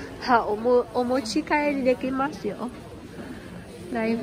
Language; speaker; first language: Japanese; non-native, learner; Vietnamese